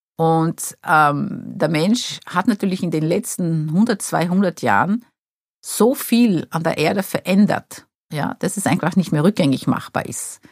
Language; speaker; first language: German; non-native, fluent; Portuguese